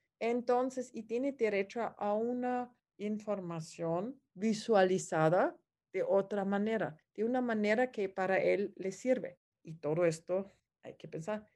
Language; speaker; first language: Spanish; non-native, fluent; German